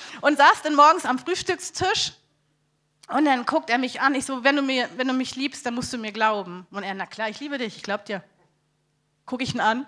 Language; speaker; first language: German; native; German